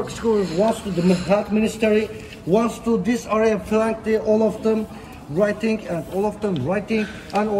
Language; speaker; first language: English; non-native, learner; Turkish